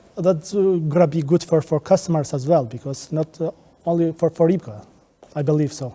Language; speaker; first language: English; non-native, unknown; Albanian